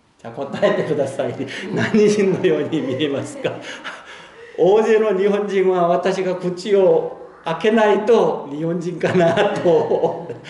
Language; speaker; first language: Japanese; non-native, fluent; Korean